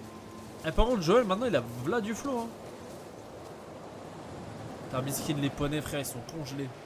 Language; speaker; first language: French; native; French